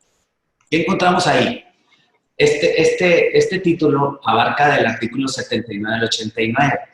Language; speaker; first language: Spanish; native; Spanish